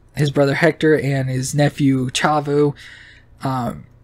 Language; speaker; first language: English; native; English